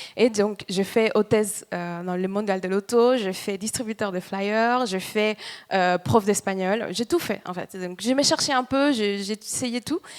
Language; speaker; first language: French; non-native, fluent; Spanish